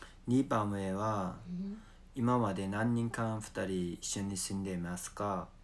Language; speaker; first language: Japanese; non-native, learner; Mongolian